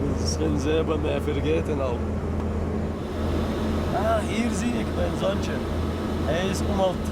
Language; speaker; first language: Dutch; non-native, learner; Chechen